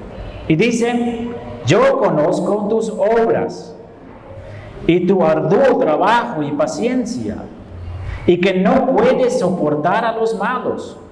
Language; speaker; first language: Spanish; non-native, fluent; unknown